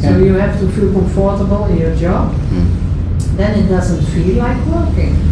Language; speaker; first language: English; non-native, fluent; Dutch